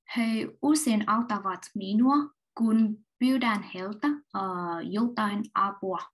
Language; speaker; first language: Finnish; non-native, learner; Vietnamese